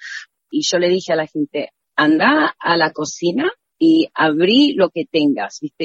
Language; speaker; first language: Spanish; native; Spanish